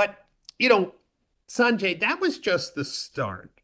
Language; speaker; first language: English; native; English